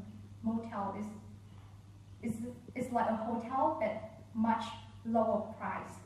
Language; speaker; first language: English; non-native, fluent; Vietnamese